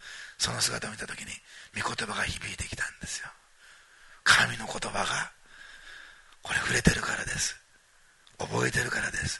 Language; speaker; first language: Japanese; native; Japanese